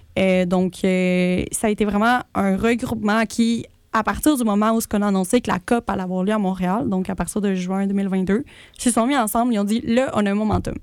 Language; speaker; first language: French; early bilingual, other home language; Spanish